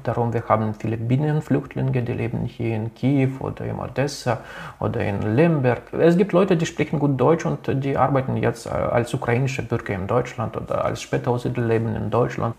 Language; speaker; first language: German; non-native, local second language; Russian